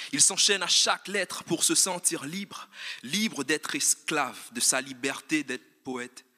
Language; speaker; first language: French; non-native, local second language; Haitian Creole